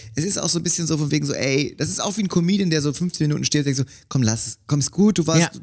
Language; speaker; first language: German; native; German